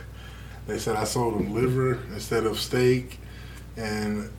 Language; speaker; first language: English; native; English